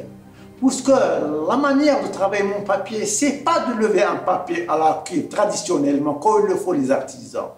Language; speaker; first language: French; non-native, local second language; Arabic